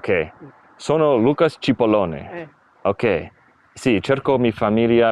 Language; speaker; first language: Italian; non-native, learner; English